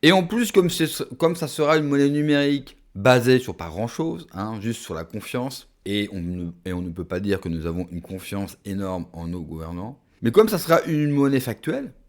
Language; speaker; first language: French; native; French